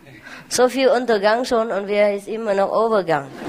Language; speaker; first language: German; non-native, learner; Vietnamese